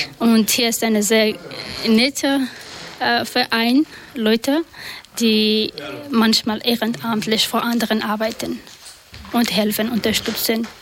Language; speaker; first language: German; non-native, learner; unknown